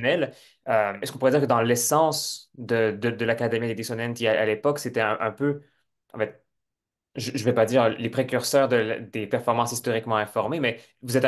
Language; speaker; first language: French; native; French